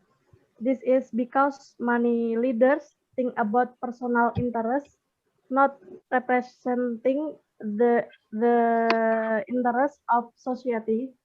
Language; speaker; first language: English; non-native, learner; Indonesian